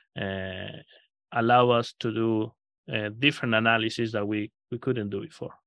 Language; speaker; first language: English; non-native, fluent; Spanish